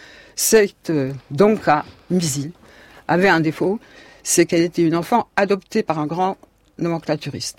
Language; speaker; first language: French; native; French